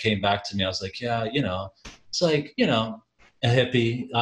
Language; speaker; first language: English; early bilingual, other home language; Jamaican Creole English